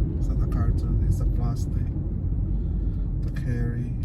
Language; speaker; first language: English; non-native, local second language; Filipino